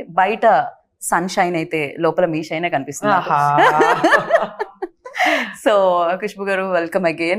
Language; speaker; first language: Telugu; native; Telugu